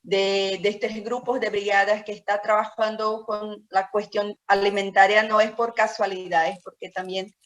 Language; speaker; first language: Spanish; non-native, fluent; Portuguese